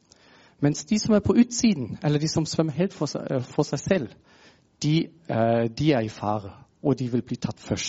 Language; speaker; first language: Norwegian; non-native, fluent; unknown